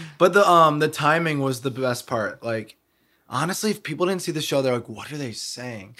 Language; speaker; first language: English; native; English